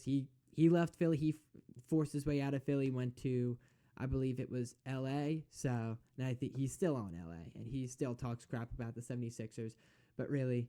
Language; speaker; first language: English; native; English